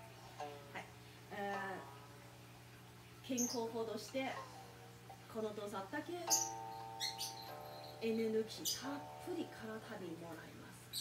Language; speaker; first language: Japanese; non-native, fluent; Chinese